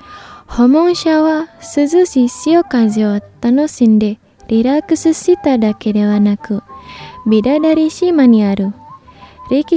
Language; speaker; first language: Japanese; non-native, fluent; Indonesian